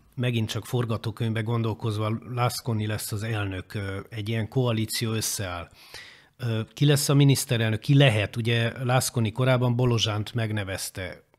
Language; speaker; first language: Hungarian; native; Hungarian